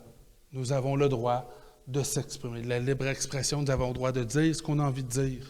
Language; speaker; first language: French; native; French